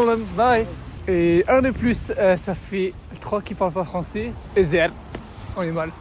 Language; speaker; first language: French; native; French